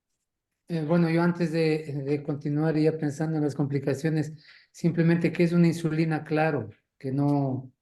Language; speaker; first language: Spanish; native; Spanish